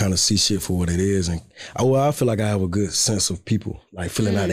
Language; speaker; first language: English; native; English